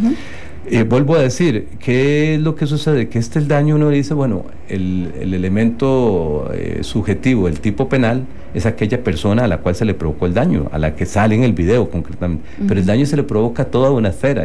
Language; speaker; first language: Spanish; native; Spanish